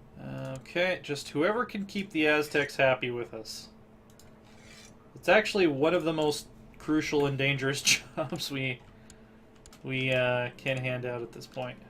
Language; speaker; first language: English; native; English